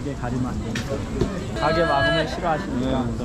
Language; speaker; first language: Korean; native; Korean